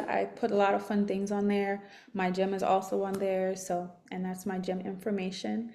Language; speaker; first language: English; native; English